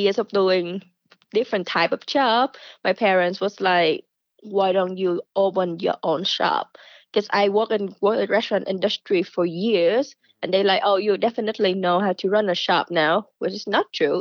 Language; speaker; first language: English; non-native, fluent; Vietnamese